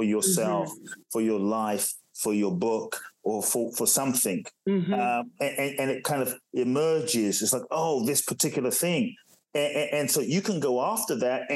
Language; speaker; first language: English; native; English